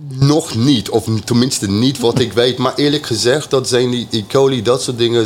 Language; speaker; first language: Dutch; non-native, fluent; English